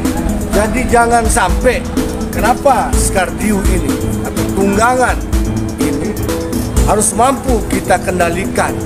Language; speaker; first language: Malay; non-native, local second language; Sasak